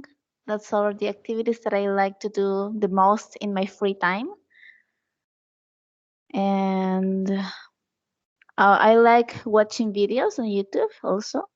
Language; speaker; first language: English; non-native, fluent; Spanish